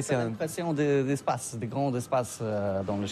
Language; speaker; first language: French; non-native, learner; Polish